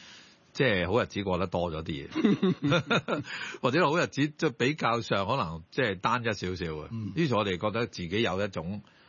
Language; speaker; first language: Cantonese; native; Cantonese